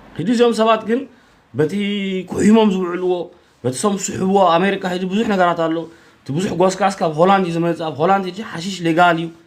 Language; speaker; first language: Tigrinya; early bilingual, heritage; Tigrinya